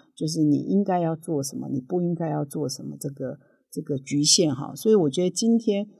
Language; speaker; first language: Chinese; native; Chinese